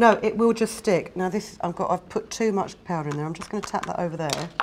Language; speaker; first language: English; native; English